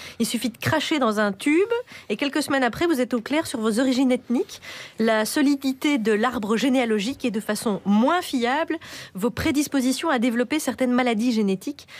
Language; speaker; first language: French; native; French